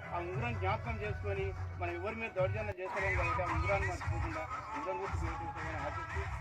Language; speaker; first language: Telugu; native; Telugu